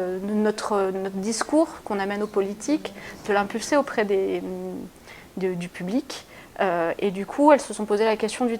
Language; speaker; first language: French; native; French